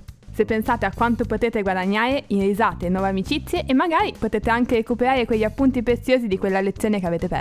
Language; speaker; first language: Italian; native; Italian